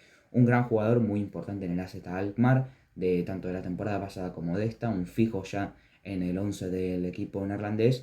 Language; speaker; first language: Spanish; native; Spanish